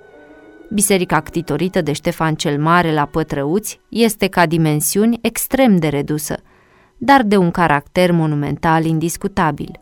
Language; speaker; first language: Romanian; native; Romanian